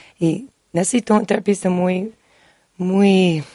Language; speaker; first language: Spanish; non-native, learner; English